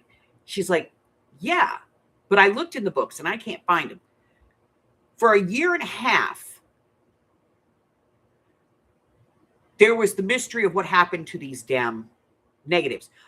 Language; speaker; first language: English; native; English